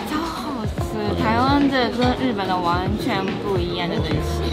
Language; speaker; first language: Chinese; non-native, fluent; Japanese